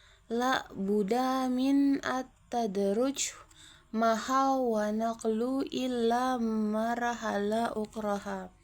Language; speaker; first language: Arabic; non-native, learner; Indonesian